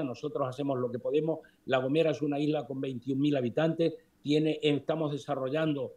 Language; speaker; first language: Spanish; native; Spanish